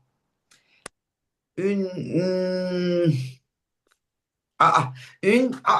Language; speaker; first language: French; non-native, learner; Turkish